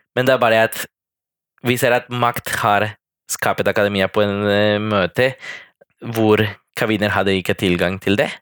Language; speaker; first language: Norwegian; non-native, fluent; Spanish